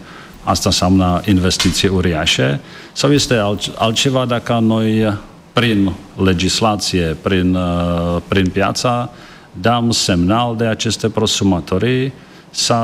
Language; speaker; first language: Romanian; non-native, learner; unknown